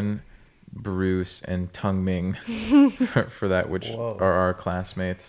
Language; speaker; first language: English; native; English